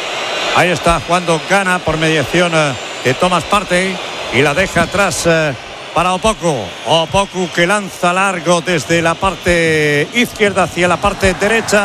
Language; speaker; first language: Spanish; native; Spanish